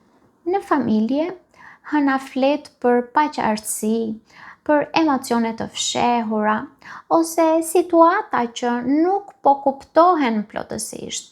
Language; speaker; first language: Albanian; native; Albanian